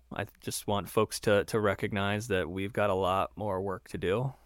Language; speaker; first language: English; native; English